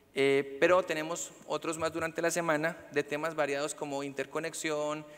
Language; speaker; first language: Spanish; native; Spanish